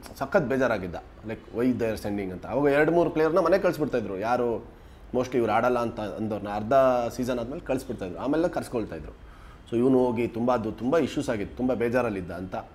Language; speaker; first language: Kannada; non-native, local second language; Kodava